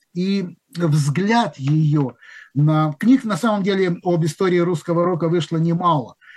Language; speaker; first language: Russian; native; Russian